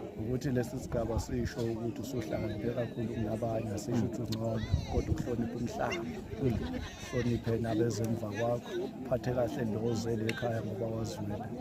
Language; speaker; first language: Zulu; native; Zulu